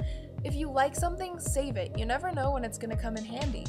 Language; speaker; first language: English; native; English